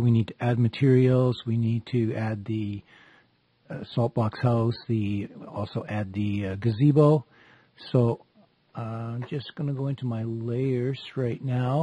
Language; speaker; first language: English; native; English